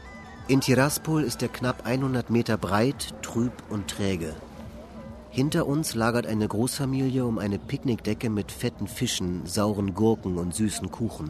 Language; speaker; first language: German; native; German